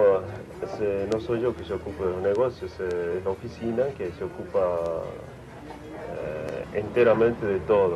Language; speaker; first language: Spanish; non-native, local second language; Quechua